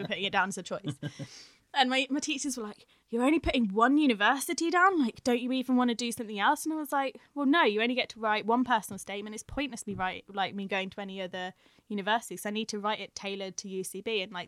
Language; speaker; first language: English; native; English